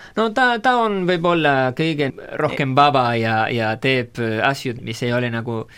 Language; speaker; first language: Estonian; non-native, fluent; Spanish